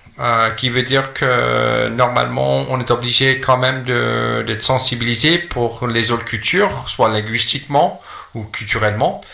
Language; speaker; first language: French; non-native, fluent; English